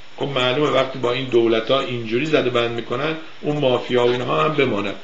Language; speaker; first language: Persian; native; Persian